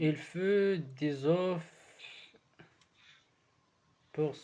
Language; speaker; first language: French; non-native, learner; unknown